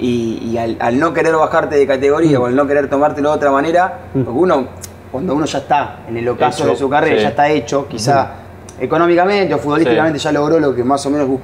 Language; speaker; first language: Spanish; native; Spanish